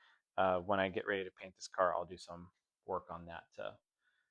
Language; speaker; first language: English; native; English